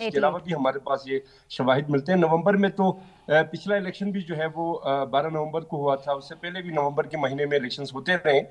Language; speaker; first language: Hindi; non-native, local second language; Balti